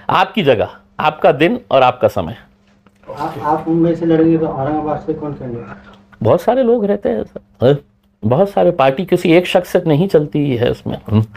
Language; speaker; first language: Hindi; native; Hindi